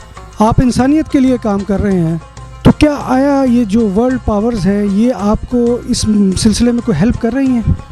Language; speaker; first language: Urdu; native; Urdu